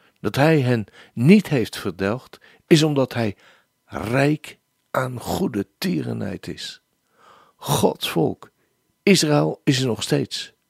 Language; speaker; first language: Dutch; native; Dutch